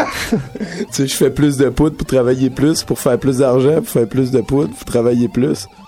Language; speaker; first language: French; native; French